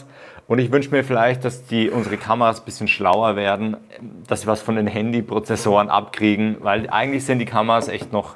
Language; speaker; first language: German; native; German